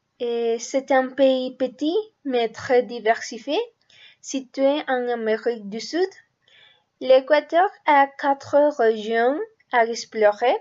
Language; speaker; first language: French; non-native, learner; Spanish